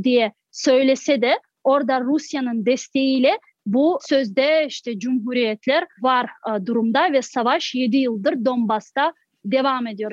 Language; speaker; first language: Turkish; non-native, fluent; Crimean Tatar